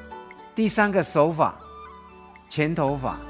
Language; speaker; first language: Chinese; native; Chinese